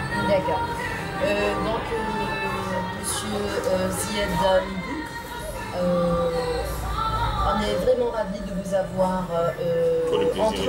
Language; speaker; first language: French; non-native, local second language; Arabic